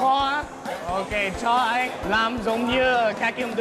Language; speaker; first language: Vietnamese; non-native, learner; English